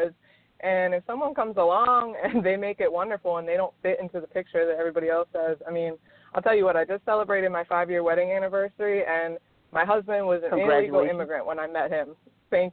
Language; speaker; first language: English; native; English